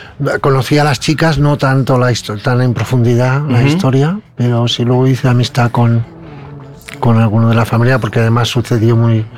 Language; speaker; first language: Spanish; non-native, local second language; Catalan